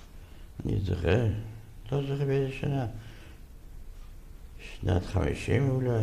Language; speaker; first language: Hebrew; non-native, fluent; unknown